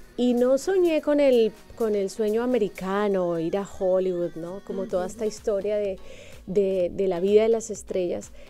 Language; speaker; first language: Spanish; native; Spanish